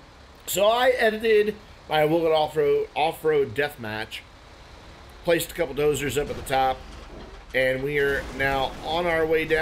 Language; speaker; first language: English; native; English